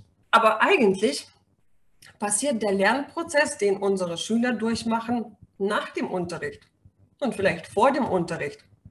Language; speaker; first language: German; non-native, fluent; Russian